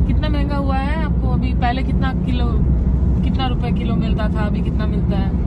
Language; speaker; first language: Hindi; native; Hindi